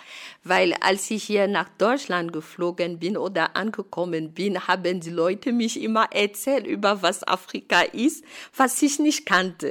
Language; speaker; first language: German; non-native, fluent; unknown